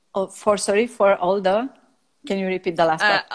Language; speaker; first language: English; non-native, fluent; Romanian